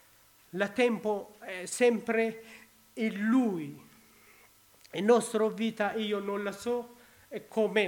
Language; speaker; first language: Italian; non-native, learner; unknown